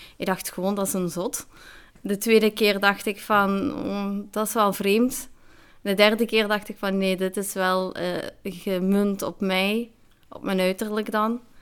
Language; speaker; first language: Dutch; early bilingual, other home language; Arabic